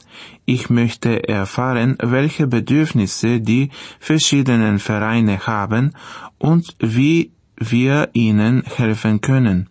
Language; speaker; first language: German; non-native, fluent; Bulgarian